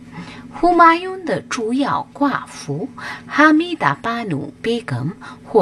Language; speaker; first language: Chinese; non-native, local second language; Urdu